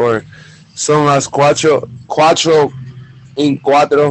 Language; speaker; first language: Spanish; non-native, learner; English